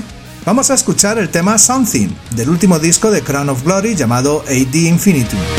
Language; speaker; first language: Spanish; native; Spanish